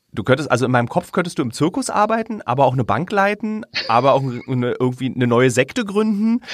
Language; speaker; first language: German; native; German